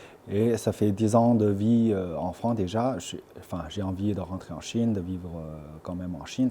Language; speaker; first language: French; non-native, fluent; Chinese